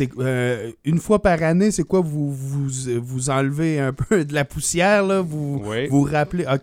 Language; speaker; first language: French; native; French